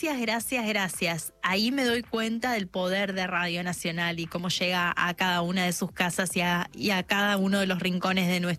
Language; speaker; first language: Spanish; native; Spanish